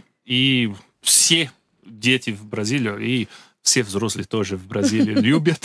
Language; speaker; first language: Russian; non-native, learner; Portuguese